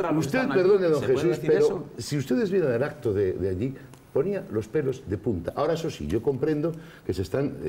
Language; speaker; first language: Spanish; native; Spanish